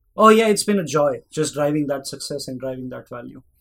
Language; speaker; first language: English; non-native, local second language; Hindi